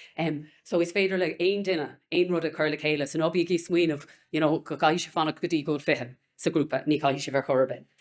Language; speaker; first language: Irish; non-native, local second language; English